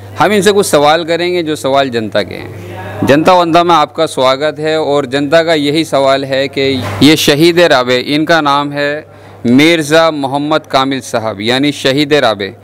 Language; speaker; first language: Hindi; native; Hindi